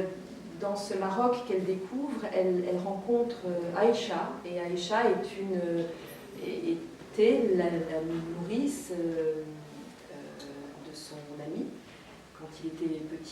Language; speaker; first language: French; native; French